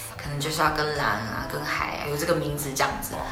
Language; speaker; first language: Chinese; native; Chinese